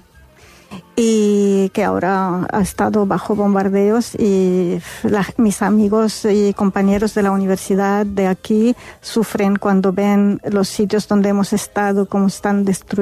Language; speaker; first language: Spanish; non-native, fluent; Arabic